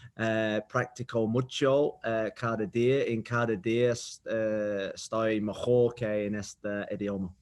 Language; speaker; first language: Spanish; non-native, learner; English